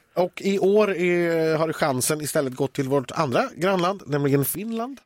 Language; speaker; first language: Swedish; native; Swedish